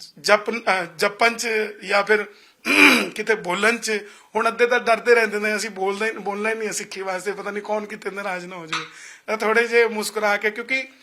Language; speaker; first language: Punjabi; non-native, local second language; Hindi